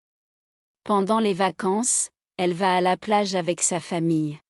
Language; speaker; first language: French; non-native, learner; Arabic